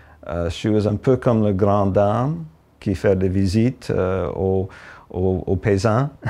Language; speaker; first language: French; non-native, local second language; English